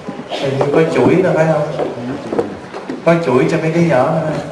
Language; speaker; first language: Vietnamese; native; Vietnamese